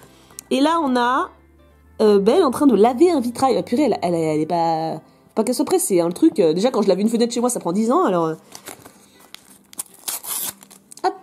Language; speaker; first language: French; native; French